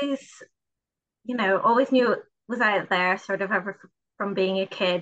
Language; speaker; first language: English; native; English